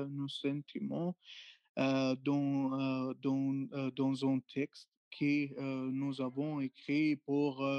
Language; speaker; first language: French; non-native, learner; Arabic